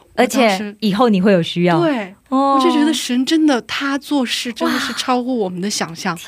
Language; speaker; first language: Chinese; native; Chinese